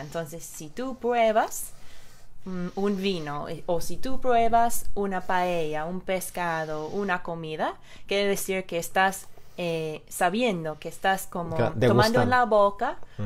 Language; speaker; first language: Spanish; non-native, fluent; English